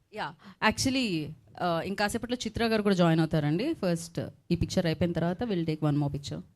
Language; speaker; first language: Telugu; native; Telugu